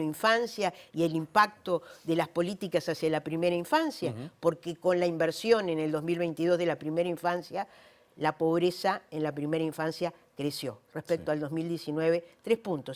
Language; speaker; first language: Spanish; native; Spanish